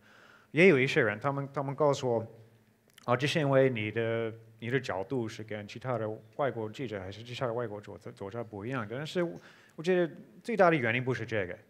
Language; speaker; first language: Chinese; non-native, fluent; English